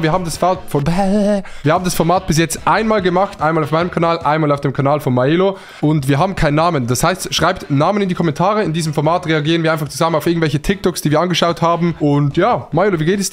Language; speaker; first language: German; native; German